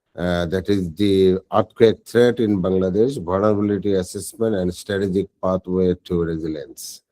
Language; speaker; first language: English; non-native, local second language; Bangla